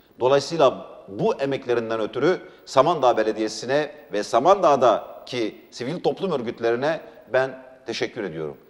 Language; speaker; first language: Turkish; non-native, local second language; Arabic